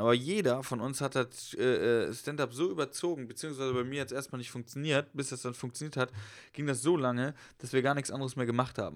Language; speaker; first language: German; native; German